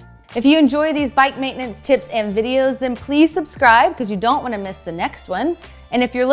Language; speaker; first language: English; native; English